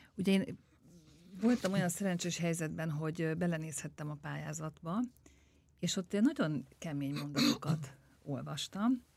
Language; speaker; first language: Hungarian; native; Hungarian